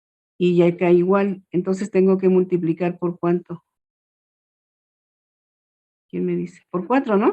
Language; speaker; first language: Spanish; native; Spanish